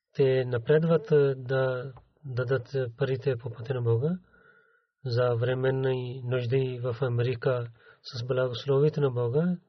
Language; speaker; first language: Bulgarian; non-native, learner; Urdu